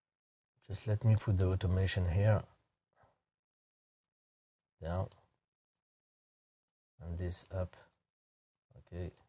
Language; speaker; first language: English; non-native, fluent; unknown